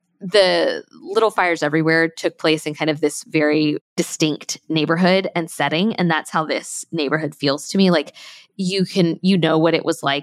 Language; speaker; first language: English; native; English